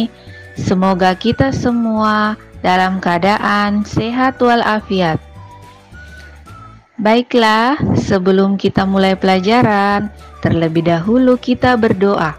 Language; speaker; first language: Indonesian; native; Indonesian